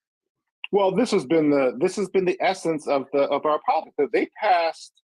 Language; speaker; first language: English; native; English